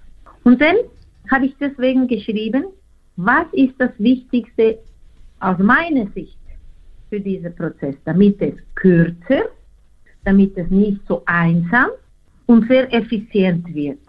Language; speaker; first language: German; non-native, fluent; Spanish